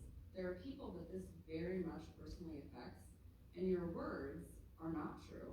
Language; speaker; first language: English; native; English